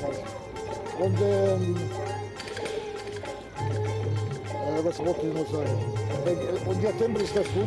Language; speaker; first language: German; non-native, fluent; Italian